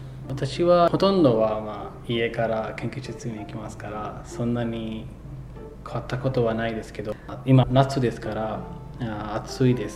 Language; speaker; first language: Japanese; non-native, fluent; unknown